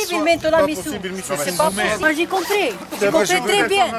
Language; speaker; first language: French; non-native, learner; Romanian